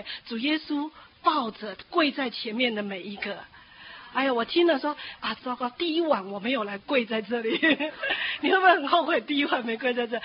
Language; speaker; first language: Chinese; native; Chinese